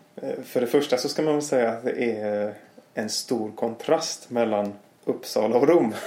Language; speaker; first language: Swedish; native; Swedish